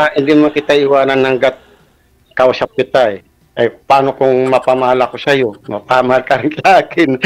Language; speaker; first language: Filipino; non-native, local second language; Waray